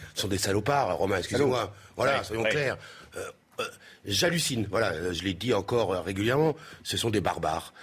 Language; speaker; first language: French; native; French